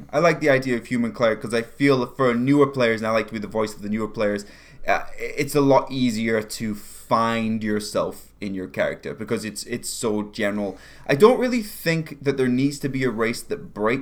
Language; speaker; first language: English; native; English